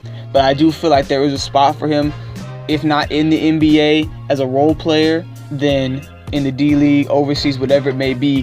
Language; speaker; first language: English; native; English